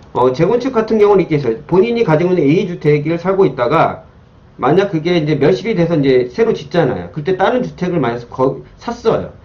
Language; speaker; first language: Korean; native; Korean